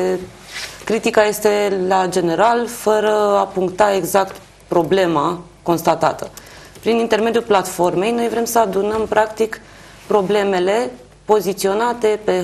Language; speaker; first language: Romanian; native; Romanian